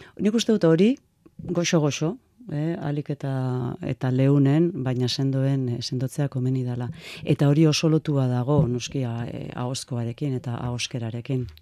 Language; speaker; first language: Basque; native; Basque